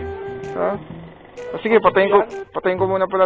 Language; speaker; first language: Filipino; native; Filipino